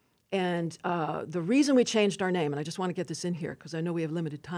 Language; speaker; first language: English; early bilingual, other home language; French